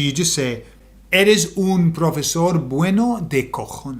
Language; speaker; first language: Spanish; non-native, fluent; English